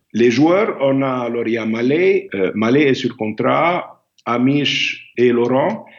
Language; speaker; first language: French; non-native, fluent; Arabic